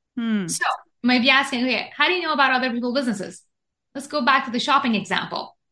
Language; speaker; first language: English; non-native, fluent; Persian